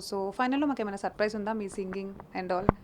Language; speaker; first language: Telugu; native; Telugu